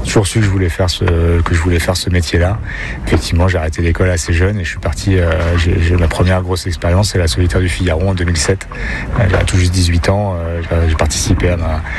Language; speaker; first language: French; native; French